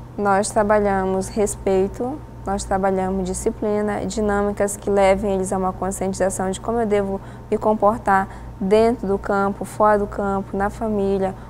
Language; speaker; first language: Portuguese; native; Portuguese